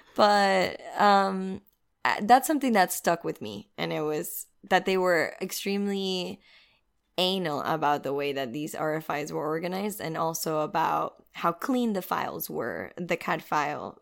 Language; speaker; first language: English; non-native, fluent; Spanish